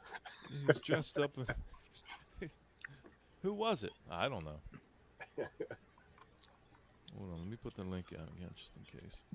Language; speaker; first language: English; native; English